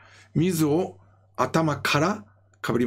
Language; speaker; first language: Japanese; non-native, fluent; English